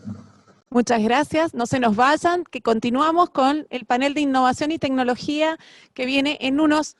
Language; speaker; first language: Spanish; native; Spanish